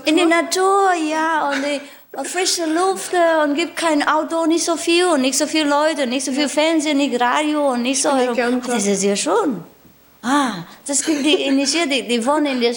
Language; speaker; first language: German; non-native, learner; Vietnamese